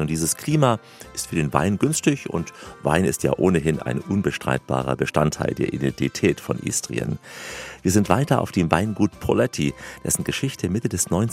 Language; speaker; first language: German; native; German